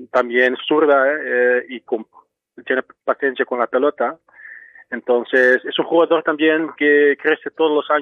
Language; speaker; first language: Spanish; non-native, fluent; Dutch